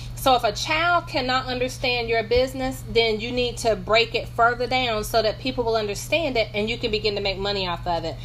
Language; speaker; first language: English; native; English